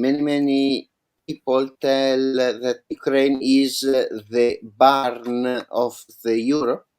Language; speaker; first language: English; non-native, learner; Italian